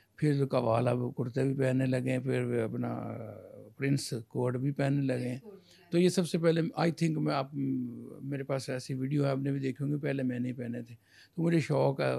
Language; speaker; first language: Urdu; non-native, local second language; Punjabi